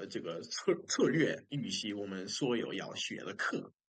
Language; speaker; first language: Chinese; non-native, fluent; English